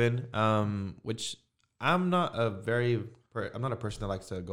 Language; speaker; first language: English; native; English